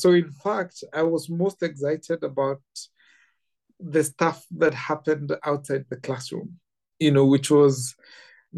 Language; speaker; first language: English; non-native, local second language; Kikuyu